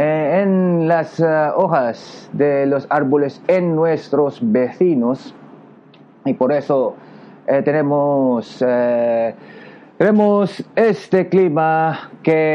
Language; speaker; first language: Spanish; non-native, learner; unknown